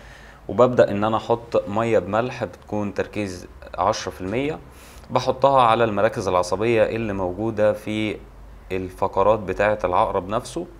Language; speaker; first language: Arabic; native; Arabic